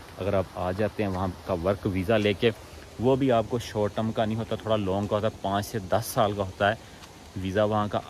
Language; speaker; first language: Urdu; non-native, local second language; Punjabi